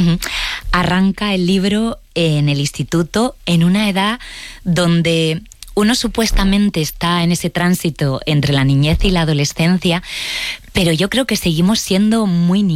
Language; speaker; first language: Spanish; native; Spanish